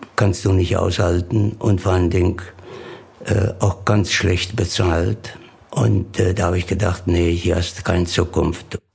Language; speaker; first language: German; non-native, fluent; Italian